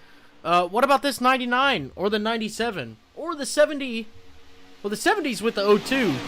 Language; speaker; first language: English; native; English